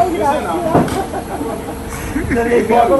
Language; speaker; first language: Spanish; native; Spanish